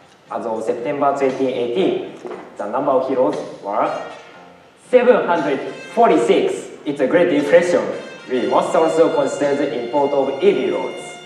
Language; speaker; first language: English; non-native, learner; Japanese